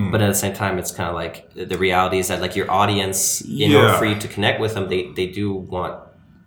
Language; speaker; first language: English; early bilingual, other home language; French